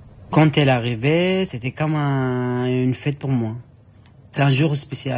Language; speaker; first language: French; non-native, learner; Arabic